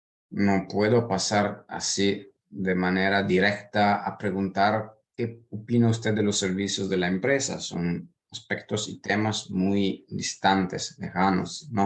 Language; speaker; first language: Spanish; non-native, fluent; Italian